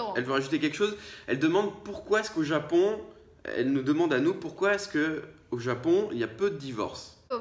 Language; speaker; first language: French; native; French